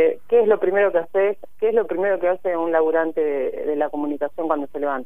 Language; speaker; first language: Spanish; native; Spanish